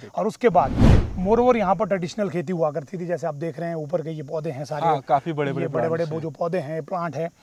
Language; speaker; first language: Hindi; native; Hindi